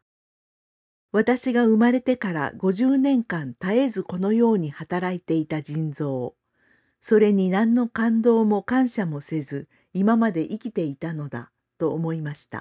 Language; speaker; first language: Japanese; non-native, fluent; Korean